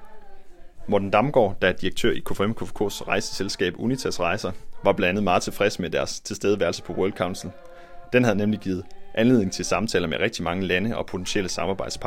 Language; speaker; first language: Danish; native; Danish